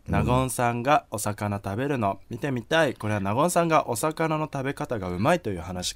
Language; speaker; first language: Japanese; native; Japanese